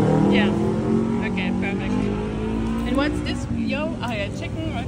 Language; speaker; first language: English; non-native, learner; German